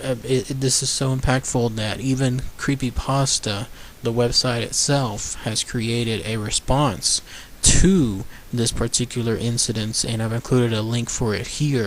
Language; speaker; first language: English; native; English